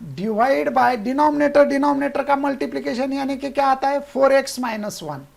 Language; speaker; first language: Hindi; non-native, local second language; Marathi